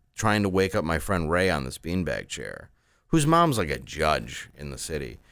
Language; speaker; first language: English; native; English